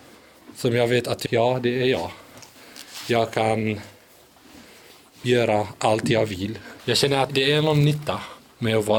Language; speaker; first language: Swedish; early bilingual, other home language; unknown